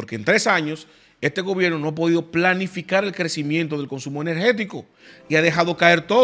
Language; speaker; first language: Spanish; native; Spanish